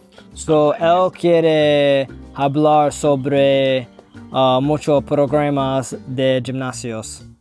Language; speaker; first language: Spanish; non-native, learner; English